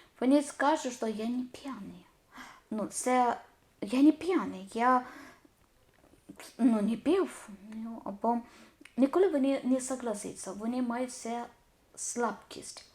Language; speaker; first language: Ukrainian; non-native, learner; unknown